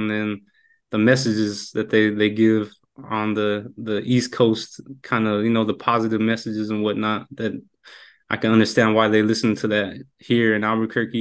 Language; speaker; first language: English; native; English